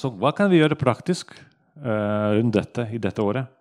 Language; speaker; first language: Norwegian; non-native, fluent; Russian